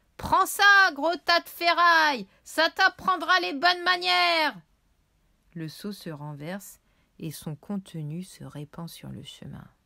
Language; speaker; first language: French; native; French